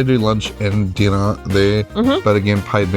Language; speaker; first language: English; native; English